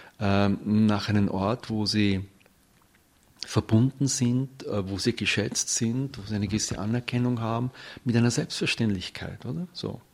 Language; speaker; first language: German; native; German